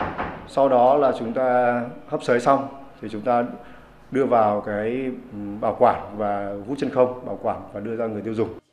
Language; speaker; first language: Vietnamese; native; Vietnamese